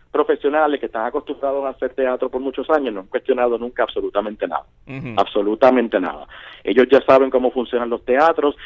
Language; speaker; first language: Spanish; native; Spanish